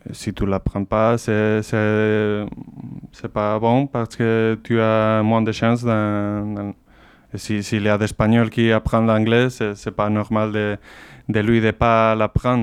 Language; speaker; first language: French; non-native, learner; Basque